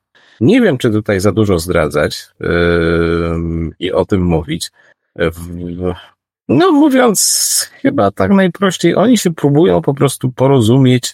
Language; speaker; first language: Polish; native; Polish